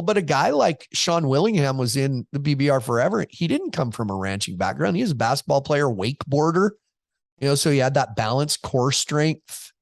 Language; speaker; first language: English; native; English